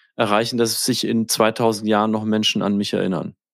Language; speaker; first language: German; native; German